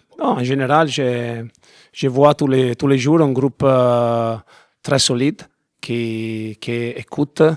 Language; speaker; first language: French; non-native, learner; Italian